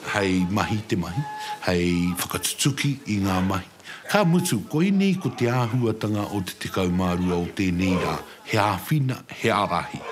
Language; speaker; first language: Māori; native; Māori